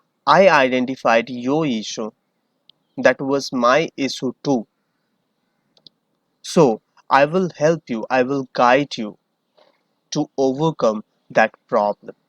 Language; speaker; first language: English; non-native, learner; Hindi